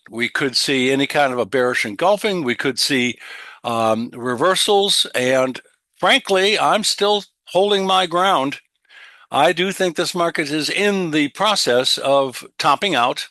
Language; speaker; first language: English; native; English